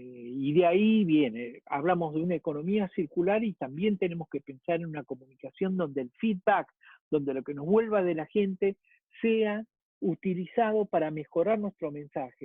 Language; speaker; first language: Spanish; native; Spanish